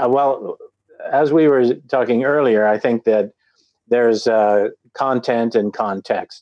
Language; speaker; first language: English; native; English